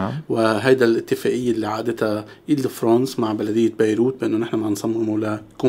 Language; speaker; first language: Arabic; native; Arabic